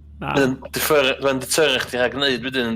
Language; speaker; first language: Welsh; native; Welsh